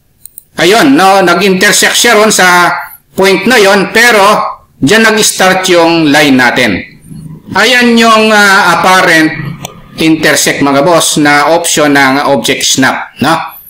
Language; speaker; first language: Filipino; native; Filipino